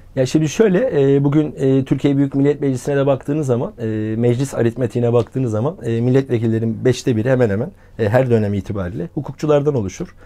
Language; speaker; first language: Turkish; native; Turkish